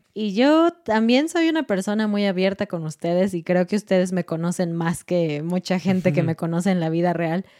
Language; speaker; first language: Spanish; native; Spanish